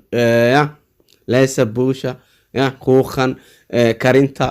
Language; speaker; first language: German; non-native, learner; Somali